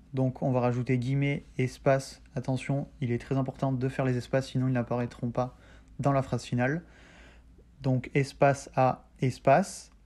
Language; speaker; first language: French; native; French